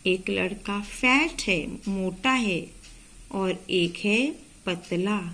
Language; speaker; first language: Hindi; non-native, local second language; Marathi